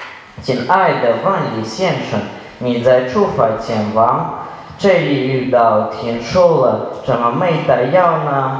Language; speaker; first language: Chinese; non-native, learner; Russian